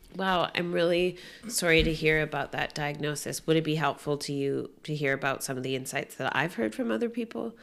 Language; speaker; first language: English; native; English